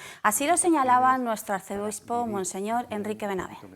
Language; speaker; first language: Spanish; native; Spanish